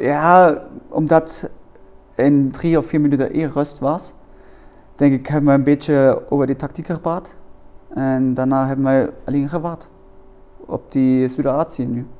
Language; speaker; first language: Dutch; non-native, learner; German